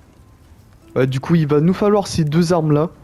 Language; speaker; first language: French; native; French